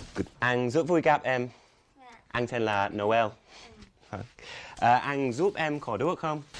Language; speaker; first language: Vietnamese; non-native, learner; English